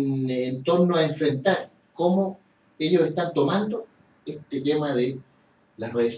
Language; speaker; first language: Spanish; native; Spanish